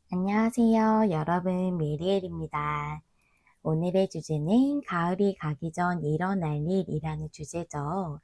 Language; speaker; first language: Korean; native; Korean